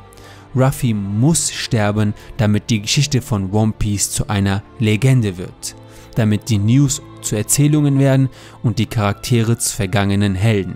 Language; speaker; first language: German; native; German